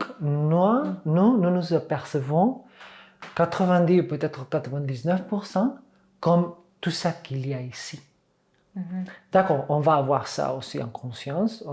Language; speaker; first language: French; non-native, fluent; Catalan